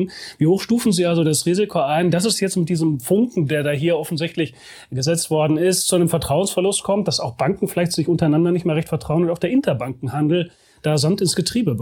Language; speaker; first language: German; native; German